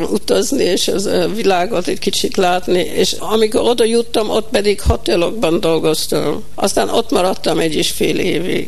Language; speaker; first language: Hungarian; early bilingual, heritage; Hungarian